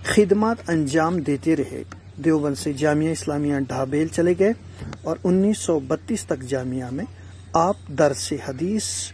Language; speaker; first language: Urdu; native; Urdu